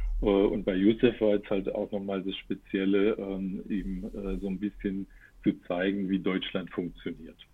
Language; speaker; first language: German; native; German